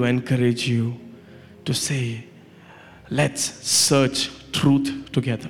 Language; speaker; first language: English; non-native, local second language; Malayalam